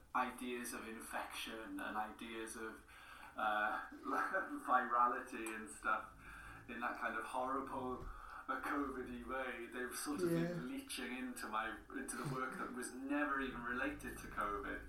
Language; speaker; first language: English; native; English